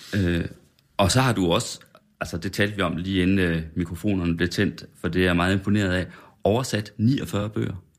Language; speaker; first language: Danish; native; Danish